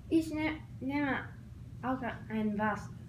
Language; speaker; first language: German; non-native, learner; English